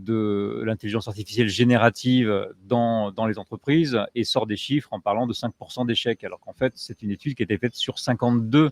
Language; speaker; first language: French; native; French